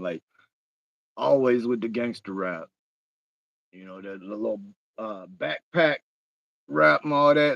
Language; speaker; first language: English; native; English